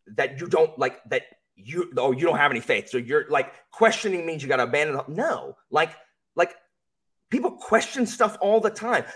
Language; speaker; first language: English; native; English